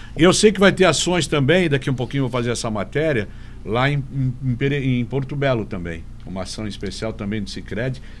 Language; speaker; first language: Portuguese; native; Portuguese